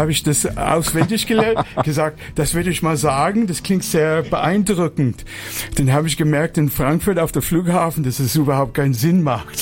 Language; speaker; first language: German; non-native, fluent; English